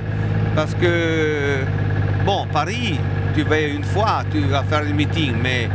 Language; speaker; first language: French; non-native, fluent; Italian